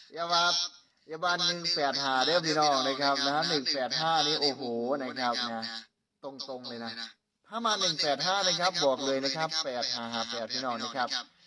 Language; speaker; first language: Thai; native; Thai